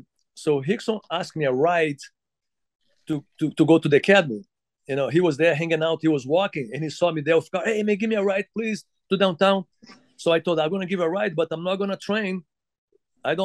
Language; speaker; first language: English; non-native, fluent; Portuguese